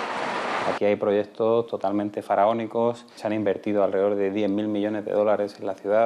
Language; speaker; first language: Spanish; native; Spanish